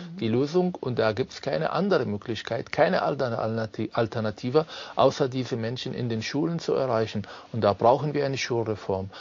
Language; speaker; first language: German; non-native, fluent; Arabic